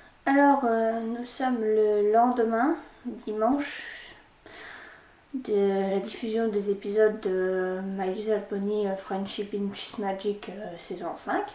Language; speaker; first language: French; native; French